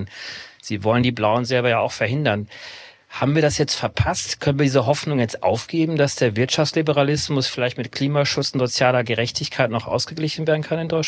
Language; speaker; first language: German; native; German